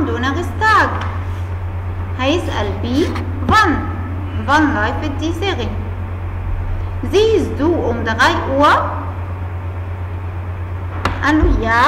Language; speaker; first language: German; non-native, fluent; Arabic